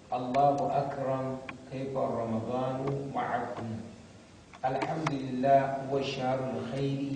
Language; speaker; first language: Arabic; non-native, fluent; Hausa